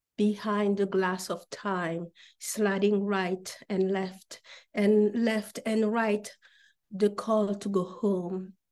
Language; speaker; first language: English; non-native, fluent; Haitian Creole